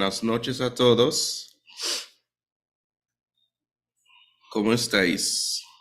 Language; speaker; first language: Spanish; non-native, fluent; English